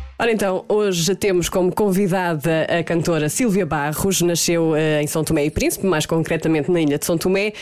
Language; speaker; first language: Portuguese; native; Portuguese